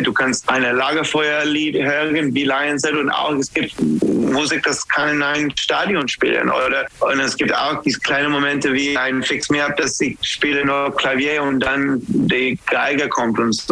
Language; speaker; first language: German; non-native, learner; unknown